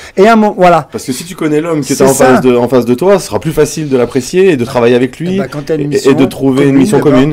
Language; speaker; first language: French; native; French